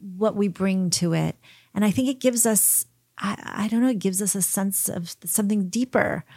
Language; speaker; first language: English; early bilingual, heritage; English